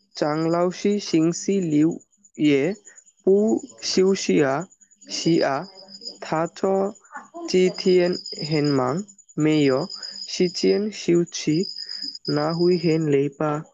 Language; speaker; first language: Chinese; non-native, learner; Bangla